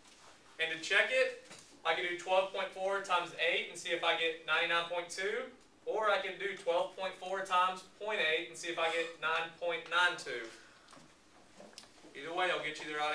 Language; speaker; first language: English; native; English